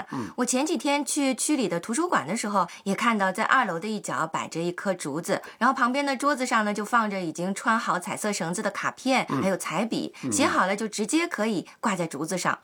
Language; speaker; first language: Chinese; native; Chinese